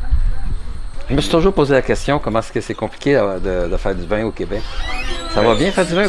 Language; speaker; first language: French; native; French